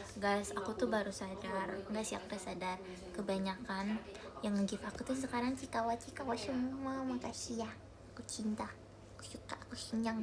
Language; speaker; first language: Indonesian; native; Indonesian